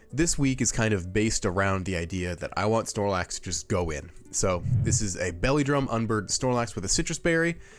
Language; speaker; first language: English; native; English